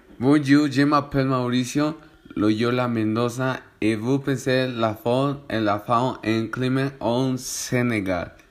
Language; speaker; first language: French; non-native, learner; Spanish